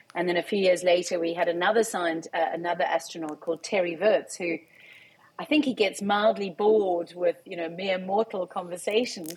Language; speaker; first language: English; native; English